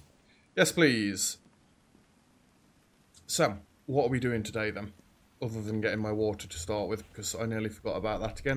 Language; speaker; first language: English; native; English